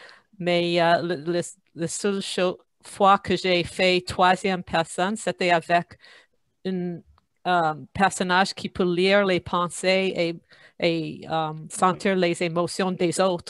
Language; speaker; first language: French; non-native, fluent; English